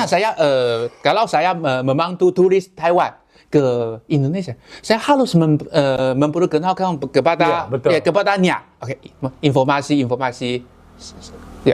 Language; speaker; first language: Indonesian; non-native, learner; Chinese